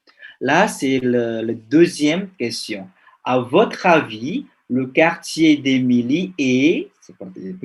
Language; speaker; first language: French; non-native, fluent; Indonesian